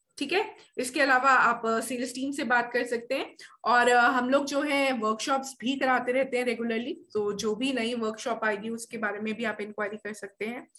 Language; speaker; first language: Hindi; native; Hindi